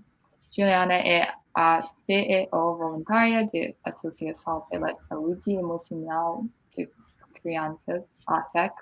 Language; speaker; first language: Portuguese; non-native, learner; English